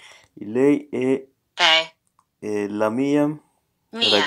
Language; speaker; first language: Italian; non-native, learner; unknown